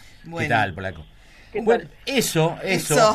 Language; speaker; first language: Spanish; native; Spanish